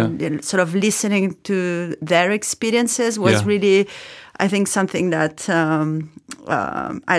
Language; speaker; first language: English; non-native, fluent; Italian